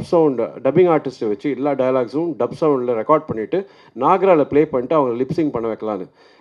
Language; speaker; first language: Tamil; native; Tamil